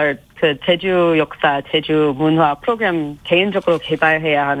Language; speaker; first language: Korean; non-native, fluent; English